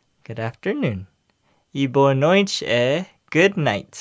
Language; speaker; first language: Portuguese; non-native, learner; English